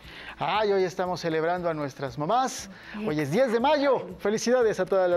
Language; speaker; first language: Spanish; native; Spanish